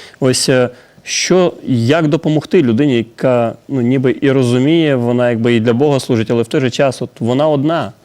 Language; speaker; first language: Ukrainian; native; Ukrainian